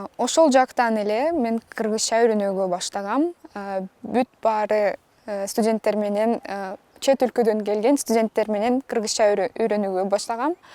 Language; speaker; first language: Kyrgyz; non-native, local second language; Russian